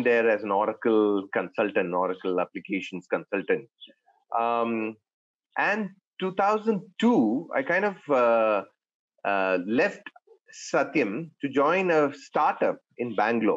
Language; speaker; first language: English; non-native, local second language; Tamil